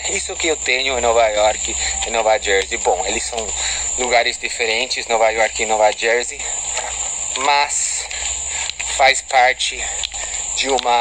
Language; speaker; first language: Portuguese; non-native, fluent; English